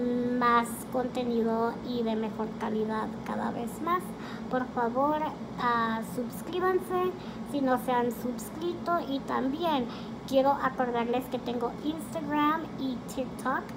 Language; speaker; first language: Spanish; early bilingual, heritage; Spanish